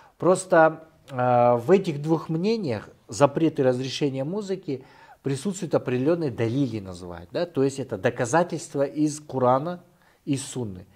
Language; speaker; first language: Russian; non-native, local second language; Kyrgyz